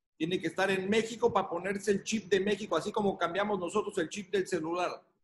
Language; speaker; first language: Spanish; native; Spanish